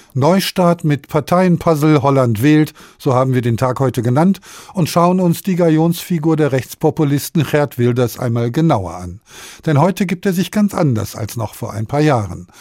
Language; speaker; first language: German; native; German